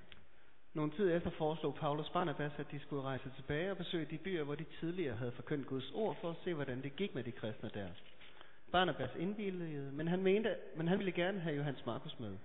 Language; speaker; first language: Danish; native; Danish